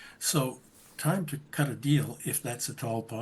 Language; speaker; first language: English; native; English